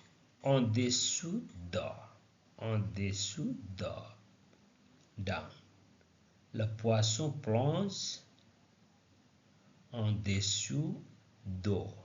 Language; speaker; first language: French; non-native, learner; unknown